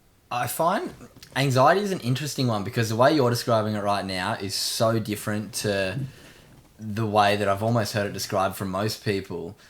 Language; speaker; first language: English; native; English